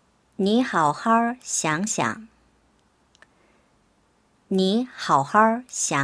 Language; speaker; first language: Chinese; non-native, fluent; Korean